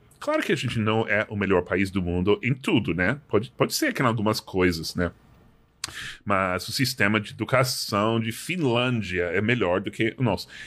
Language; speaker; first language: Portuguese; non-native, fluent; English